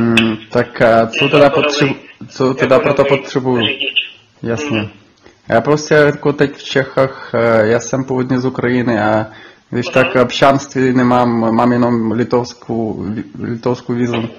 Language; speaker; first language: Czech; non-native, learner; Ukrainian